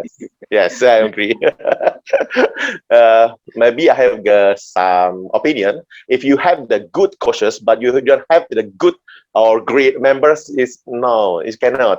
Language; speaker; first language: English; non-native, learner; Indonesian